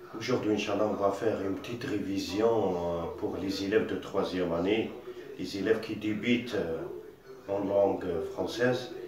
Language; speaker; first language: French; non-native, local second language; Arabic